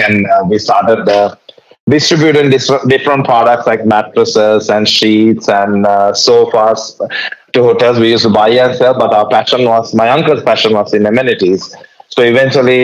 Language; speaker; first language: English; non-native, local second language; Sinhala